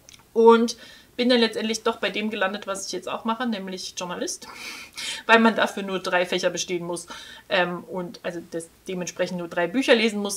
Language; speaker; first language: German; native; German